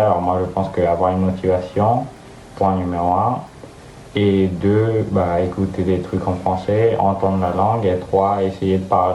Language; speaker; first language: French; non-native, fluent; Spanish